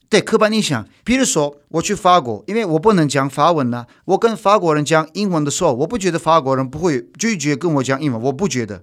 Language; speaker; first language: Chinese; non-native, fluent; Turkish